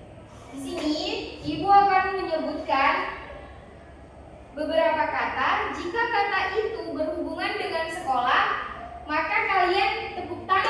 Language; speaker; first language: Indonesian; native; Indonesian